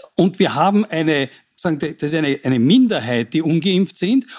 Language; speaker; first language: German; native; German